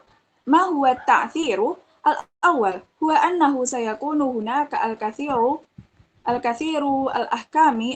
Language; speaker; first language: Arabic; non-native, learner; Indonesian